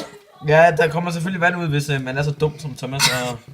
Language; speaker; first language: Danish; native; Danish